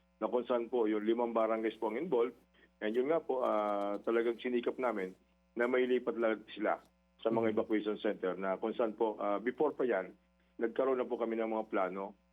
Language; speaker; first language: Filipino; non-native, local second language; Bikol